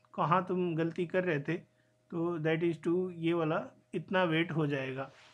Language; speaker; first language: Hindi; native; Hindi